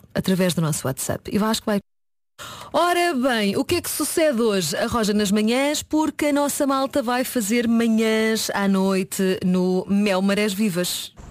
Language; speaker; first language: Portuguese; native; Portuguese